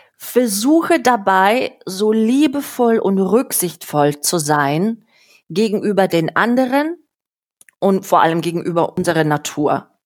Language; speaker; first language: German; non-native, fluent; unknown